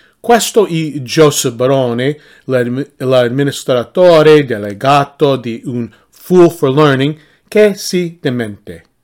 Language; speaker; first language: Italian; non-native, learner; English